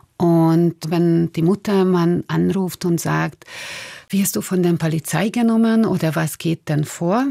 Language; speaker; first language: German; non-native, fluent; Hungarian